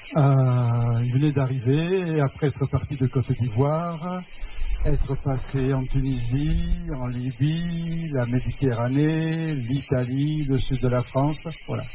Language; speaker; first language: French; non-native, fluent; Spanish